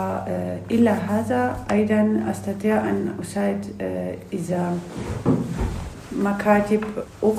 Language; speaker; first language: Arabic; non-native, learner; Russian